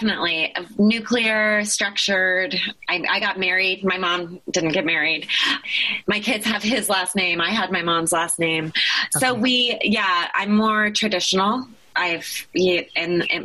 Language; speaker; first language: English; native; English